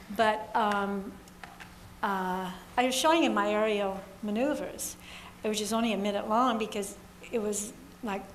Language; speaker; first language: English; native; English